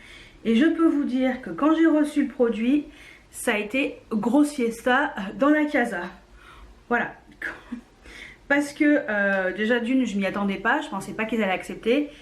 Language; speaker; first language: French; native; French